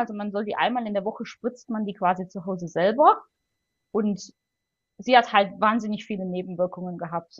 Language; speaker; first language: German; native; German